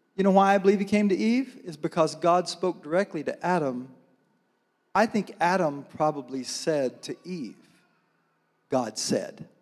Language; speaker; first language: English; native; English